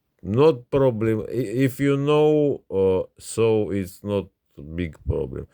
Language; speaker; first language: English; non-native, learner; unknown